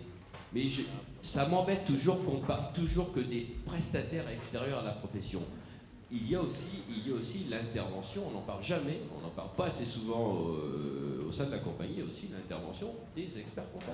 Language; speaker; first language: French; native; French